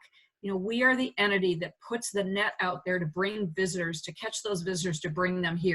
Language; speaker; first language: English; native; English